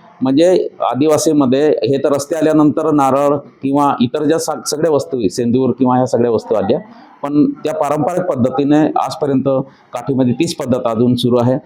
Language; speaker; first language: Marathi; non-native, local second language; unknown